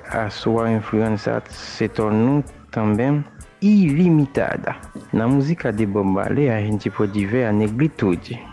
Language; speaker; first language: Portuguese; non-native, fluent; Haitian Creole